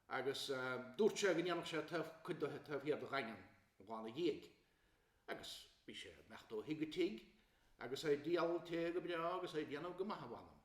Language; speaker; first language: Irish; native; Irish